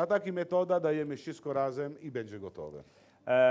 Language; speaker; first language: Polish; non-native, learner; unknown